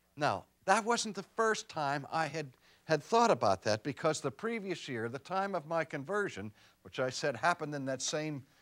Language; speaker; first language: English; native; English